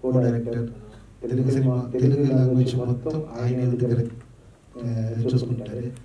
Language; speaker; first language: Telugu; non-native, learner; Tamil